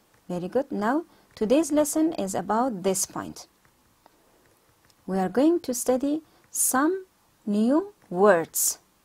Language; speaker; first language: English; non-native, fluent; Persian